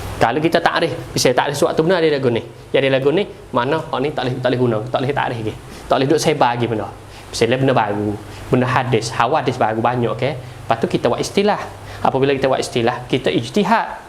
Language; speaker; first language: Malay; native; Malay